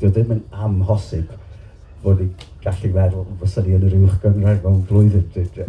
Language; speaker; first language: Welsh; native; Welsh